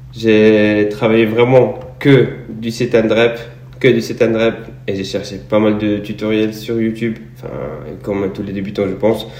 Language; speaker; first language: French; non-native, local second language; Arabic